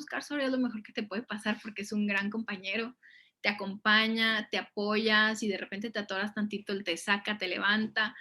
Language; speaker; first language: Spanish; native; Spanish